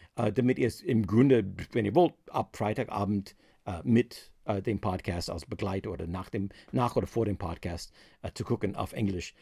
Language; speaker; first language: German; non-native, fluent; English